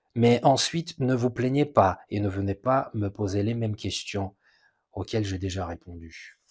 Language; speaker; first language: French; non-native, fluent; Russian